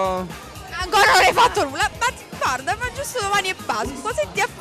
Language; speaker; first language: Italian; native; Italian